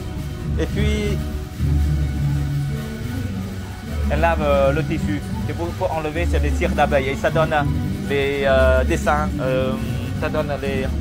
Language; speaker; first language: French; non-native, fluent; Vietnamese